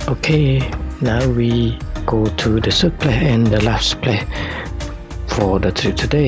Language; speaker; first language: English; non-native, learner; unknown